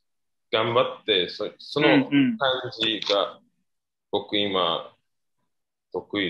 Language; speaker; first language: Japanese; non-native, learner; Chinese